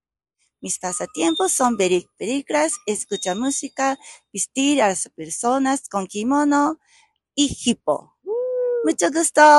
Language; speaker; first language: Spanish; non-native, learner; Japanese